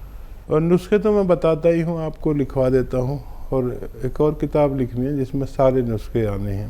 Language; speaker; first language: Hindi; native; Hindi